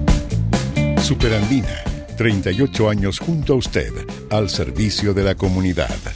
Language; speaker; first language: Spanish; native; Spanish